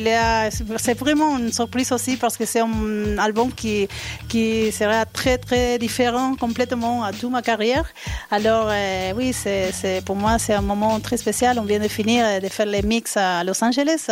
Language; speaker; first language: French; non-native, learner; Spanish